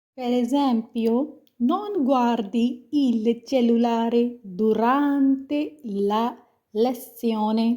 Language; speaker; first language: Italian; non-native, fluent; Punjabi